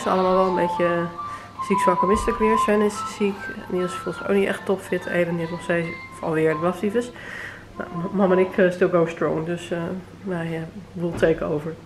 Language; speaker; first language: Dutch; native; Dutch